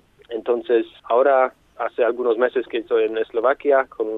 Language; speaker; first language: Spanish; non-native, fluent; Slovak